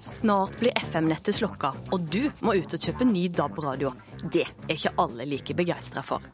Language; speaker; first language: Norwegian; native; Norwegian